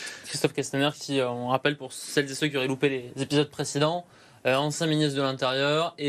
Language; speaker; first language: French; native; French